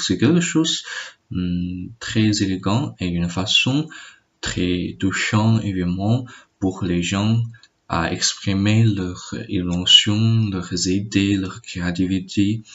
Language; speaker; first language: French; non-native, learner; Chinese